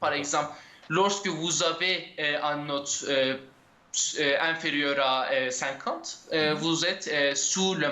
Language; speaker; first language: French; non-native, fluent; Turkish